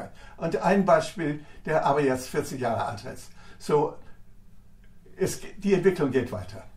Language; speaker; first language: German; non-native, fluent; English